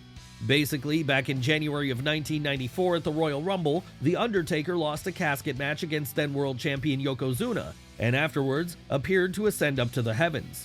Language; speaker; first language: English; native; English